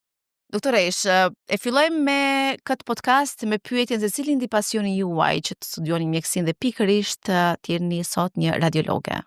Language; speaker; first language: Albanian; native; Albanian